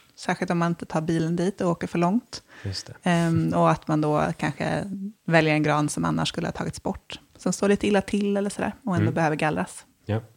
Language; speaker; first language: Swedish; native; Swedish